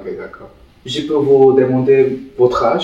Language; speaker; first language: French; non-native, learner; Tamil